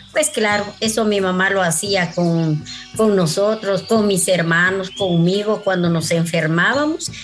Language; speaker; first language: Spanish; non-native, local second language; Kʼicheʼ